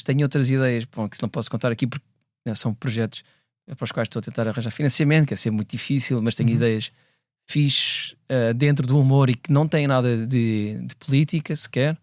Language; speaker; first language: Portuguese; native; Portuguese